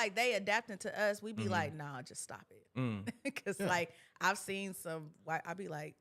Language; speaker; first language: English; native; English